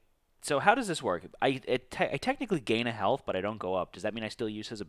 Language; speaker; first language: English; native; English